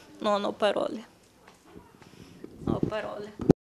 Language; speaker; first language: Italian; non-native, learner; Ukrainian